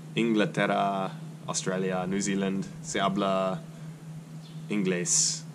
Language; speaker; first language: Spanish; non-native, learner; English